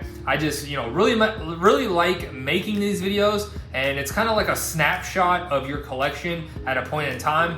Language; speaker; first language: English; native; English